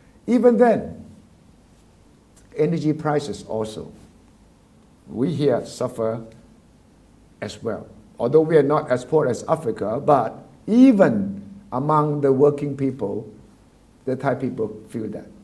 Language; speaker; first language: English; non-native, fluent; Thai